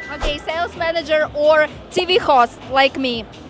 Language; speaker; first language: English; non-native, learner; Ukrainian